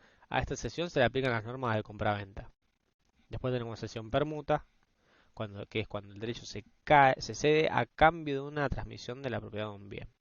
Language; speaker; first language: Spanish; native; Spanish